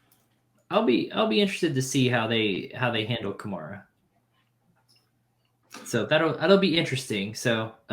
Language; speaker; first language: English; native; English